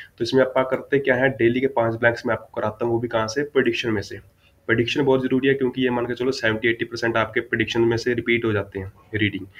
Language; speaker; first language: Hindi; non-native, local second language; Punjabi